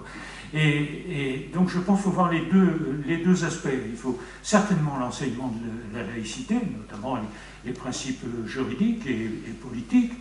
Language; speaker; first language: French; native; French